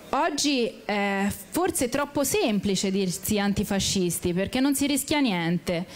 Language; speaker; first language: Italian; native; Italian